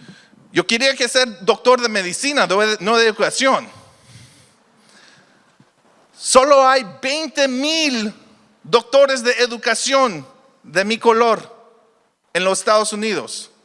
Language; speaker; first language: Spanish; early bilingual, heritage; Spanish